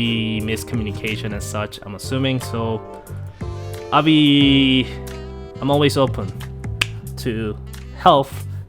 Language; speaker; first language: English; non-native, fluent; Korean